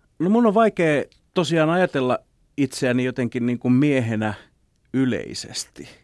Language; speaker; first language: Finnish; native; Finnish